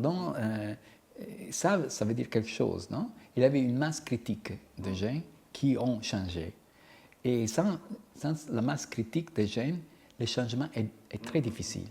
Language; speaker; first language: French; non-native, fluent; Italian